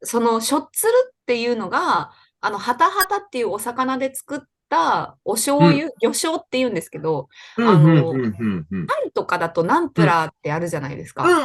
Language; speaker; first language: Japanese; native; Japanese